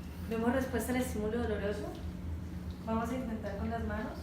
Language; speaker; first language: Spanish; native; Spanish